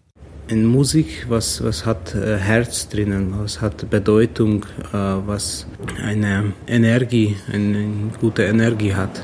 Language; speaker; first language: German; non-native, learner; Hungarian